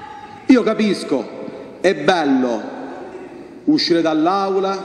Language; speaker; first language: Italian; native; Italian